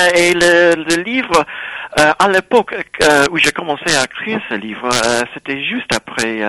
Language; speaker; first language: French; non-native, fluent; English